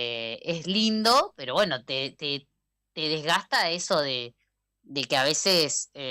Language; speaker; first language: Spanish; native; Spanish